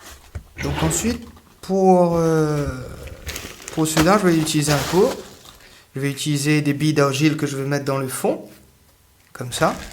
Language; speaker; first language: French; native; French